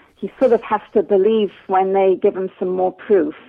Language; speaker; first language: English; native; English